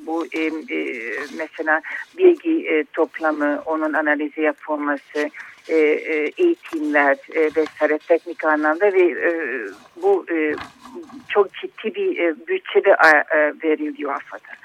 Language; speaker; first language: Turkish; non-native, fluent; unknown